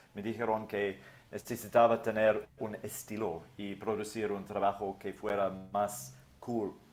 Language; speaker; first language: Spanish; non-native, learner; English